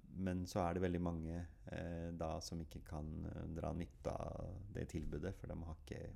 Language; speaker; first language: Norwegian; early bilingual, other home language; Urdu